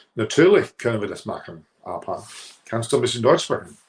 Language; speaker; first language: German; non-native, fluent; English